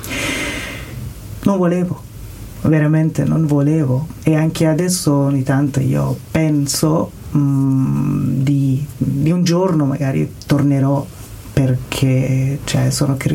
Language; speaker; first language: Italian; non-native, learner; Persian